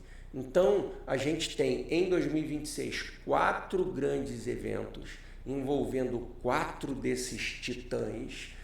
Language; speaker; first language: Portuguese; native; Portuguese